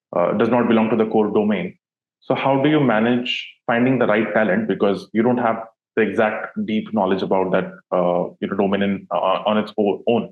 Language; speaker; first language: English; non-native, local second language; Hindi